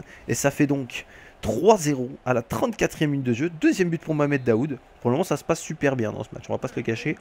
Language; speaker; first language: French; native; French